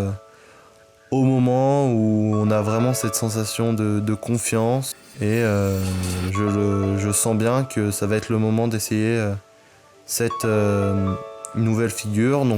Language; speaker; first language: French; native; French